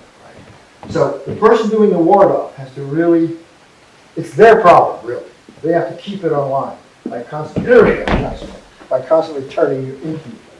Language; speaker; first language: English; native; English